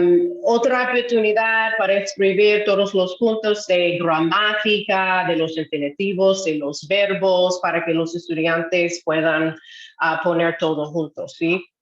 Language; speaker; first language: Spanish; non-native, fluent; English